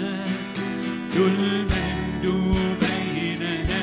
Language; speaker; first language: Arabic; native; Arabic